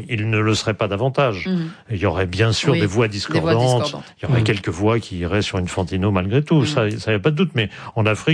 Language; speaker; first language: French; native; French